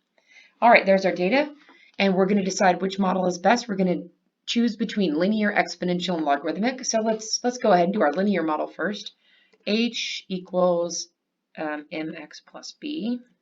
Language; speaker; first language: English; native; English